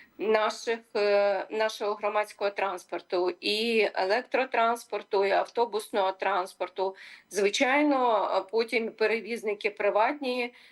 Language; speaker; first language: Ukrainian; native; Ukrainian